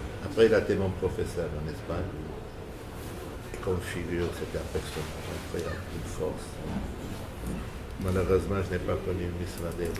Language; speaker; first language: French; non-native, fluent; Portuguese